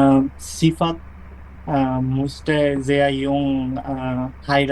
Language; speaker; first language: German; non-native, learner; Bangla